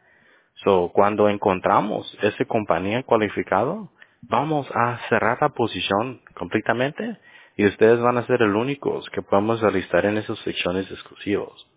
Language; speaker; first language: Spanish; early bilingual, heritage; Spanish